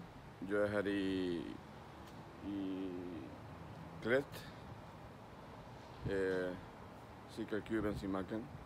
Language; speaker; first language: Swedish; non-native, learner; Spanish